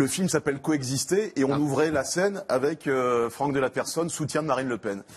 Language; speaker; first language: French; native; French